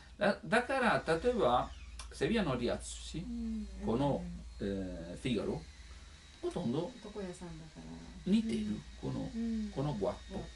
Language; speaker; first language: Japanese; non-native, learner; Italian